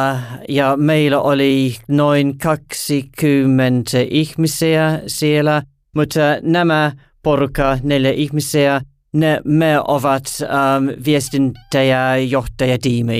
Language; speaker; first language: Finnish; non-native, learner; English